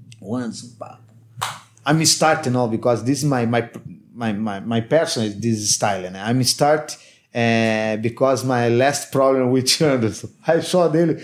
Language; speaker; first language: English; non-native, learner; Portuguese